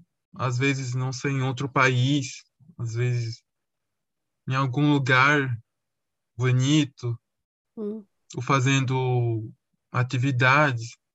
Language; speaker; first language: Portuguese; non-native, fluent; Arabic